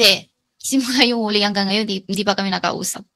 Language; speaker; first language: Filipino; non-native, learner; Chinese